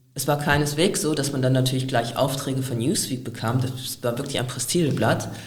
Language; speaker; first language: German; native; German